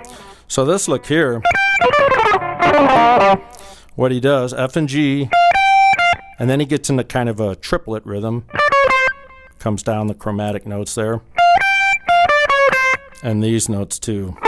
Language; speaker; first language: English; native; English